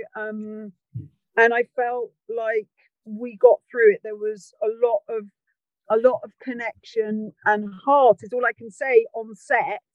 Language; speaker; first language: English; native; English